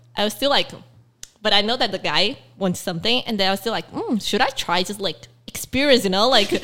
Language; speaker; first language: English; early bilingual, other home language; Portuguese